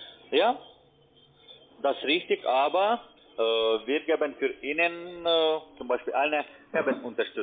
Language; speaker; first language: German; non-native, learner; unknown